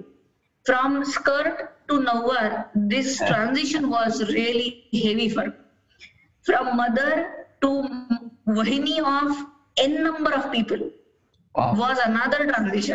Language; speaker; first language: English; non-native, local second language; Marathi